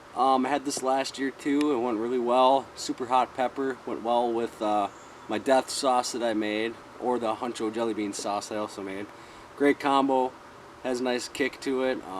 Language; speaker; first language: English; native; English